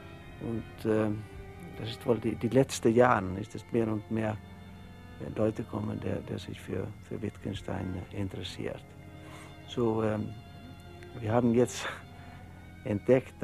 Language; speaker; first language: German; non-native, learner; Norwegian